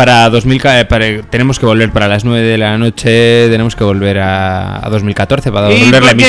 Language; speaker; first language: Spanish; native; Spanish